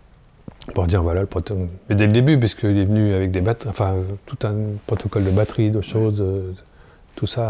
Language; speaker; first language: French; native; French